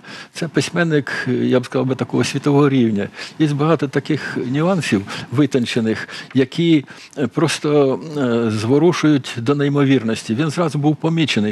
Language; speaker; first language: Ukrainian; native; Ukrainian